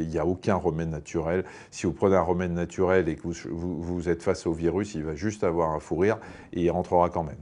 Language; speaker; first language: French; native; French